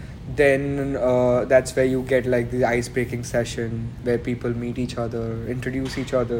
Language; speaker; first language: English; non-native, local second language; Gujarati